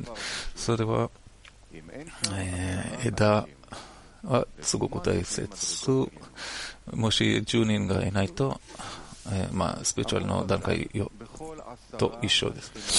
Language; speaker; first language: Japanese; non-native, learner; Hebrew